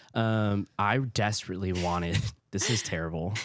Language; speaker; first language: English; early bilingual, other home language; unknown